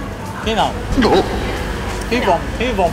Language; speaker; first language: Vietnamese; non-native, fluent; Korean